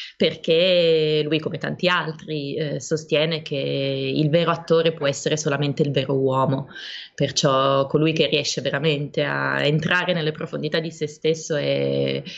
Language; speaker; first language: Italian; native; Italian